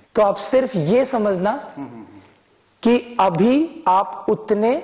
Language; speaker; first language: Hindi; native; Hindi